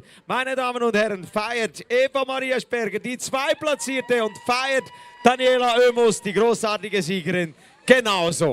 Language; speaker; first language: German; native; German